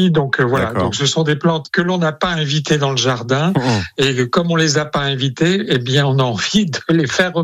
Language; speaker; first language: French; native; French